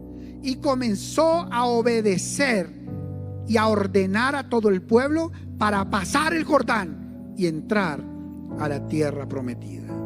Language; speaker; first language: Spanish; native; Spanish